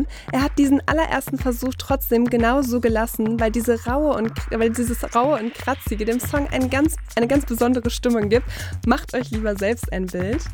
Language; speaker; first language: German; native; German